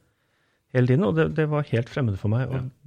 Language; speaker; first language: Norwegian; native; Norwegian